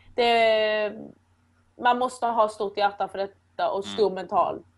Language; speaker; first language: Swedish; early bilingual, other home language; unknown